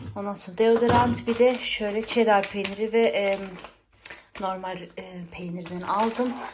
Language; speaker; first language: Turkish; early bilingual, heritage; Turkish